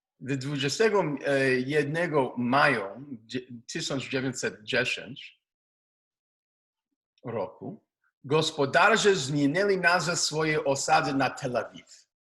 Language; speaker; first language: Polish; non-native, learner; Hebrew